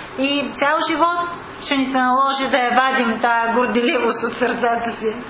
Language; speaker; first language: Bulgarian; non-native, fluent; English